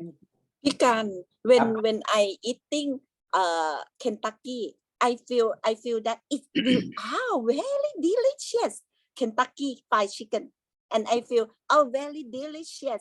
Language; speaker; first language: English; non-native, learner; Thai